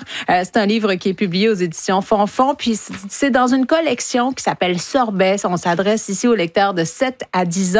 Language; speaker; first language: French; native; French